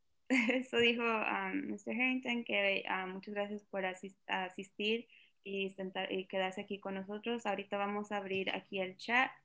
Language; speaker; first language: Spanish; early bilingual, other home language; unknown